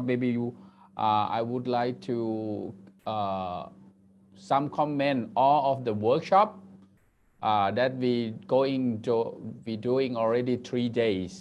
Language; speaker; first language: English; non-native, learner; Thai